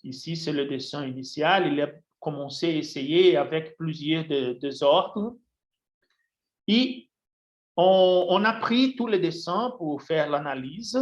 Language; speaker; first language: French; non-native, fluent; Portuguese